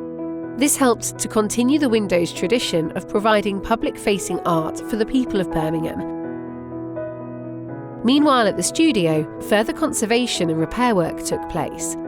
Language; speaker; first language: English; native; English